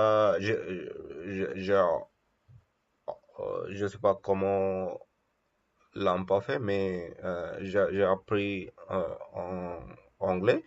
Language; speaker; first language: French; non-native, learner; Telugu